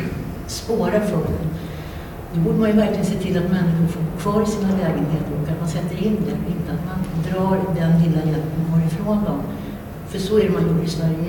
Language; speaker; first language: Swedish; native; Swedish